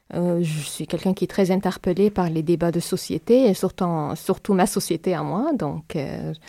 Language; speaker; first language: French; non-native, fluent; Arabic